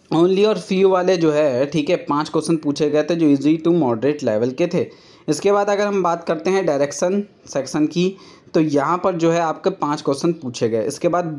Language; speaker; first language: Hindi; native; Hindi